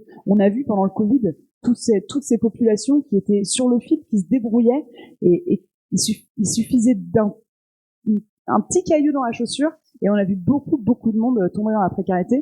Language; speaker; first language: French; native; French